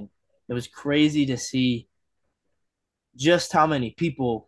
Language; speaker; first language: English; native; English